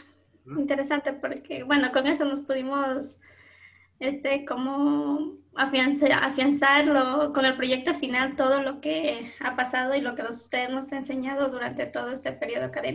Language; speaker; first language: Spanish; native; Spanish